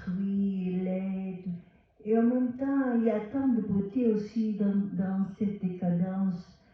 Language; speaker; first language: French; non-native, fluent; Portuguese